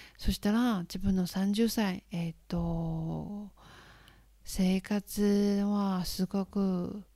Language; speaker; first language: Japanese; non-native, learner; Chinese